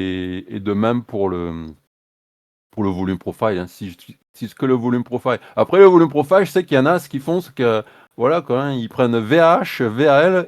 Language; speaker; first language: French; native; French